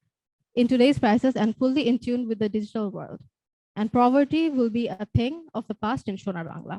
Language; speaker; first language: English; non-native, local second language; Bangla